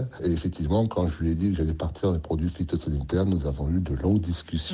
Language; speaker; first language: French; native; French